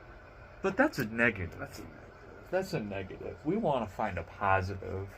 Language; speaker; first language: English; native; English